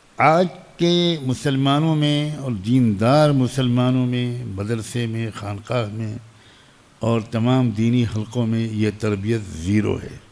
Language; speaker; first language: Urdu; native; Urdu